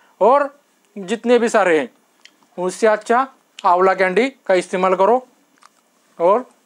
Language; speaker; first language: Hindi; non-native, local second language; Marathi